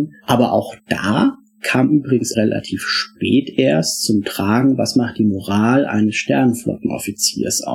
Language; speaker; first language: German; native; German